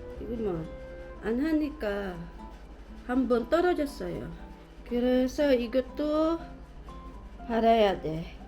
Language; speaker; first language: Korean; non-native, fluent; Filipino